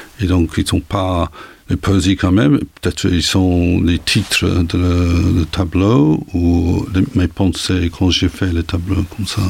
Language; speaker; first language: French; non-native, learner; English